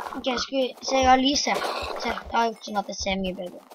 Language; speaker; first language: Swedish; non-native, learner; Norwegian